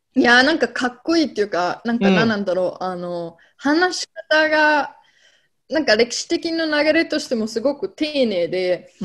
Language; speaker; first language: Japanese; non-native, fluent; German